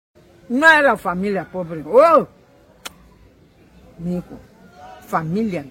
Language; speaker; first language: Spanish; non-native, local second language; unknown